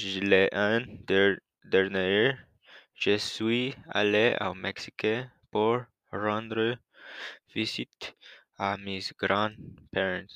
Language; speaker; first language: French; non-native, learner; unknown